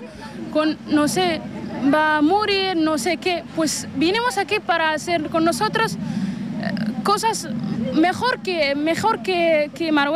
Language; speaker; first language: Spanish; non-native, learner; Arabic